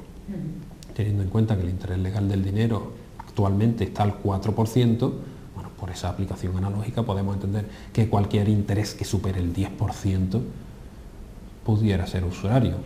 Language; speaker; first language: Spanish; native; Spanish